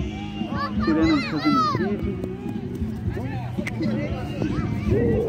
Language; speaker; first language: Portuguese; native; Portuguese